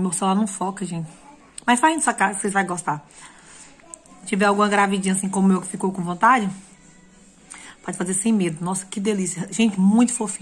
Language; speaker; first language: Portuguese; native; Portuguese